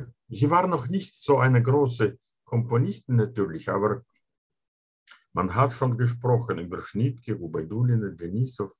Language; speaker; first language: German; non-native, fluent; Russian